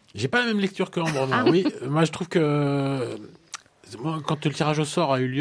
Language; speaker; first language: French; native; French